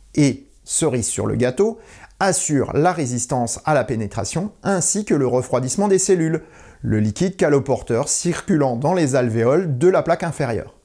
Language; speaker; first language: French; native; French